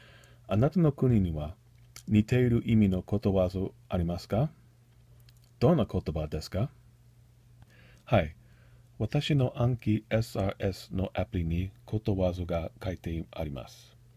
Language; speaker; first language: Japanese; non-native, learner; English